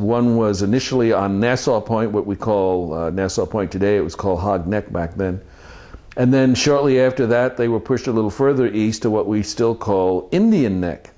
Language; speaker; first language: English; native; English